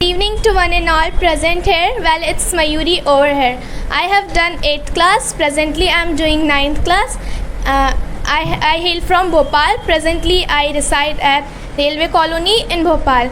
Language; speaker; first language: English; non-native, learner; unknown